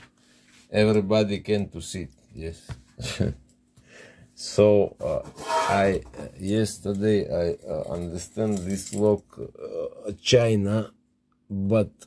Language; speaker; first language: English; non-native, learner; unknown